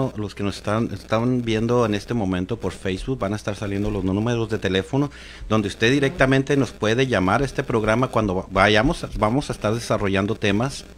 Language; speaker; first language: Spanish; native; Spanish